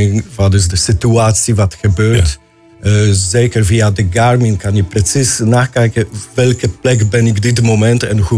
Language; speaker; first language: Dutch; non-native, learner; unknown